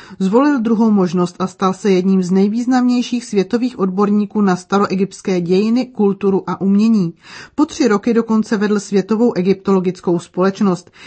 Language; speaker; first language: Czech; native; Czech